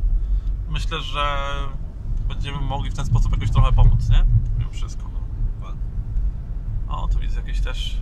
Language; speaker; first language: Polish; native; Polish